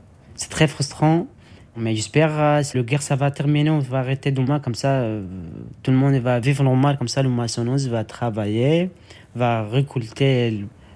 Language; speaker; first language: French; non-native, learner; Arabic